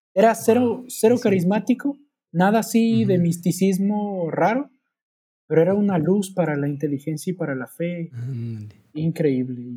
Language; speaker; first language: Spanish; native; Spanish